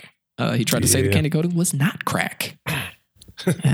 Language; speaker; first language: English; native; English